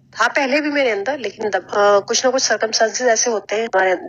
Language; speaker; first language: Hindi; native; Hindi